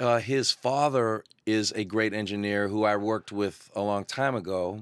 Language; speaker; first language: English; native; English